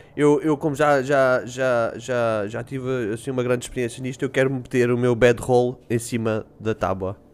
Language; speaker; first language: Portuguese; native; Portuguese